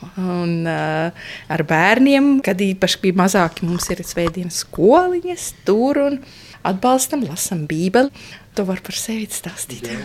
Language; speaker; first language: Latvian; non-native, fluent; Estonian